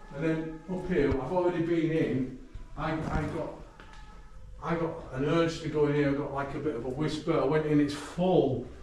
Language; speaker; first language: English; native; English